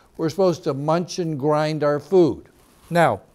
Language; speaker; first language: English; native; English